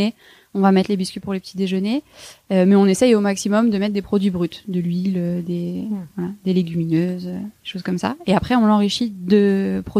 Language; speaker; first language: French; native; French